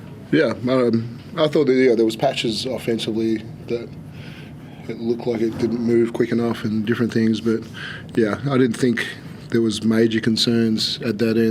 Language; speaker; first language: English; native; English